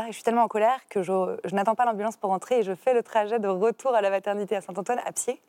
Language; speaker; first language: French; native; French